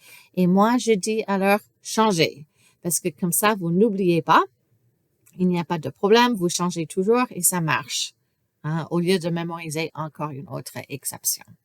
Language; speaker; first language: French; non-native, fluent; English